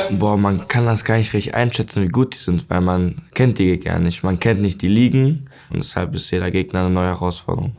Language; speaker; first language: German; native; German